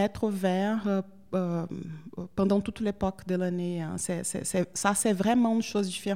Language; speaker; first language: French; non-native, fluent; Portuguese